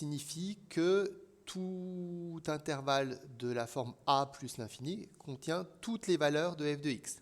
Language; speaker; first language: French; native; French